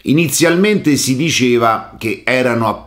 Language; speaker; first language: Italian; native; Italian